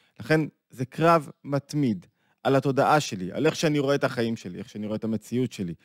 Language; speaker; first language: Hebrew; native; Hebrew